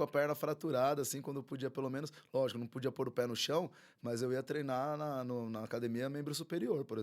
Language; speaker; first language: Portuguese; native; Portuguese